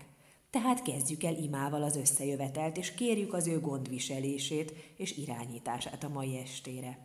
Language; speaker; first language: Hungarian; native; Hungarian